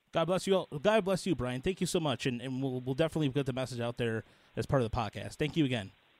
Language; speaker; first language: English; native; English